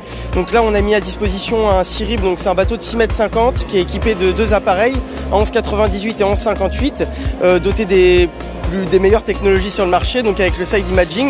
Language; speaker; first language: French; native; French